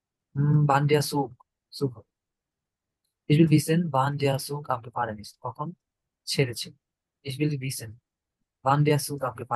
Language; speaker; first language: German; non-native, fluent; Bangla